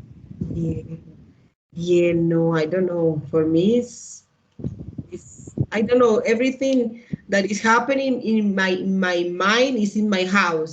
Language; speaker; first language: English; non-native, learner; Spanish